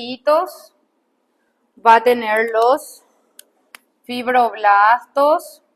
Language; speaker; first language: Spanish; native; Spanish